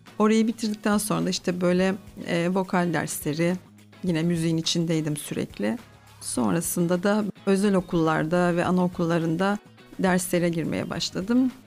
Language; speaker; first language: Turkish; native; Turkish